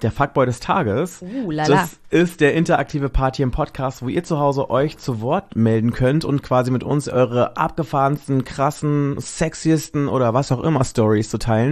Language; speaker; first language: German; native; German